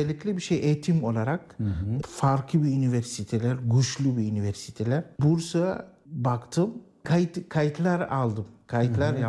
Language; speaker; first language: Turkish; non-native, learner; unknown